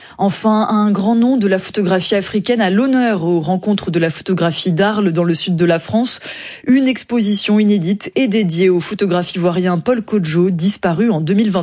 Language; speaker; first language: French; native; French